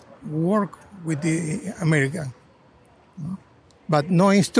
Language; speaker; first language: English; non-native, learner; Spanish